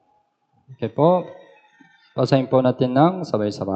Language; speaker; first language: Filipino; non-native, learner; Korean